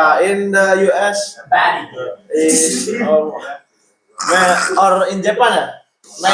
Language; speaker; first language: English; non-native, learner; Indonesian